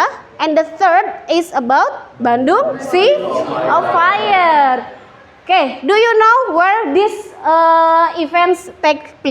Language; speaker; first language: English; non-native, fluent; Indonesian